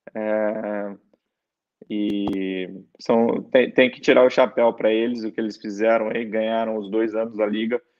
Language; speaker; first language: Portuguese; native; Portuguese